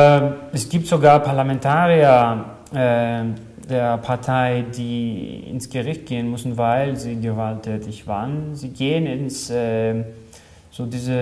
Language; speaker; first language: German; non-native, fluent; Greek